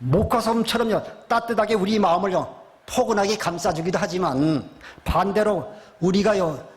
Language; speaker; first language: Korean; native; Korean